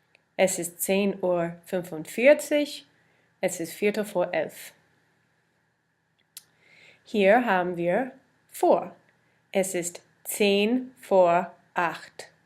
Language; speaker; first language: German; non-native, fluent; English